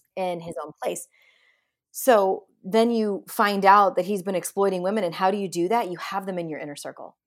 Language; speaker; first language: English; early bilingual, other home language; Hindi